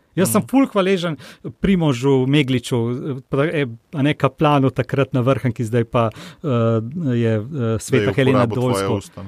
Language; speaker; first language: Slovenian; native; Slovenian